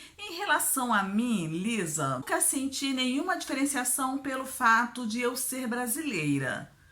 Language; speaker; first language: Portuguese; native; Portuguese